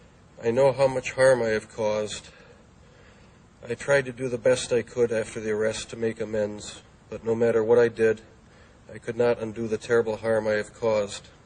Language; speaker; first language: English; native; English